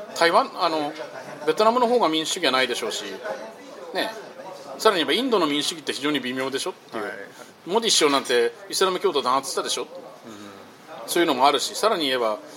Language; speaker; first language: Japanese; native; Japanese